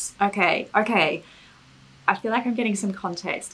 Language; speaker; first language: English; native; English